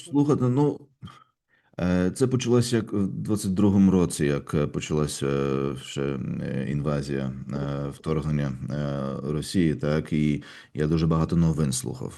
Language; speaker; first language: Ukrainian; non-native, fluent; Russian